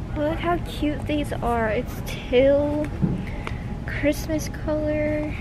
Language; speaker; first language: English; native; English